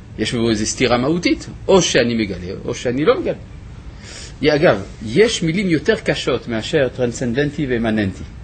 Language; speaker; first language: Hebrew; non-native, fluent; French